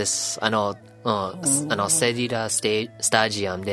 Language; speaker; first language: Japanese; non-native, learner; English